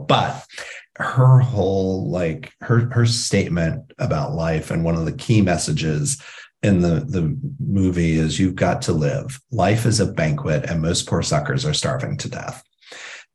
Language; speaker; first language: English; native; English